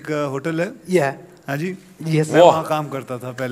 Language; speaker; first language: Hindi; native; Hindi